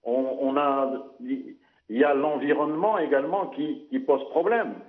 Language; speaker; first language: French; non-native, local second language; Arabic